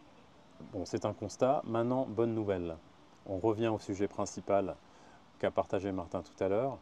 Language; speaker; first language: French; native; French